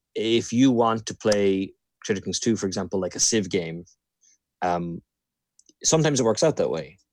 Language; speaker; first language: English; native; English